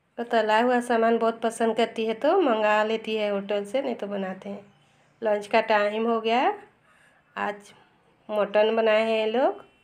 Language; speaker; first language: Hindi; non-native, local second language; Bangla